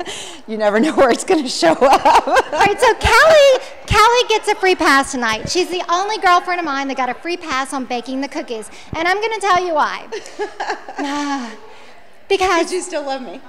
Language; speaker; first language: English; native; English